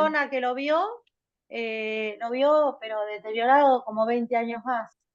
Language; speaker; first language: Spanish; native; Spanish